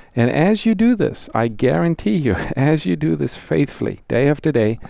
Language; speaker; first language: English; native; English